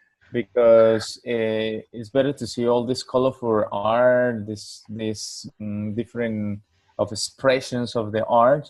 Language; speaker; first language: English; non-native, learner; Spanish